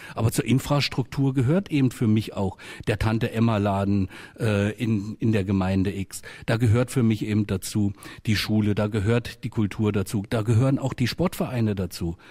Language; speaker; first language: German; native; German